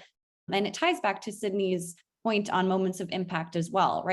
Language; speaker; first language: English; native; English